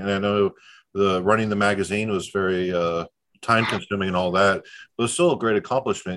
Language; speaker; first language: English; native; English